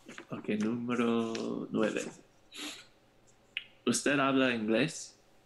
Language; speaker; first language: Spanish; non-native, learner; English